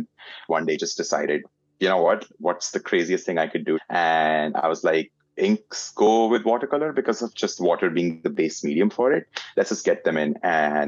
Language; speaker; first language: English; non-native, local second language; Hindi